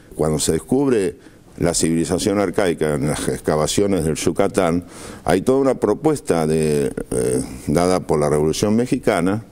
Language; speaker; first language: Spanish; native; Spanish